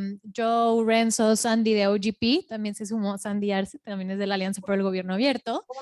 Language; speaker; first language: Spanish; native; Spanish